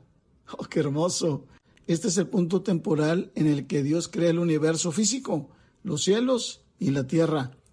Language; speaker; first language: Spanish; native; Spanish